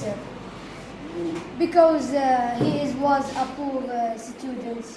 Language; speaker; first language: English; non-native, learner; Arabic